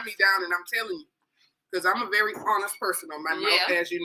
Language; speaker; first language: English; native; English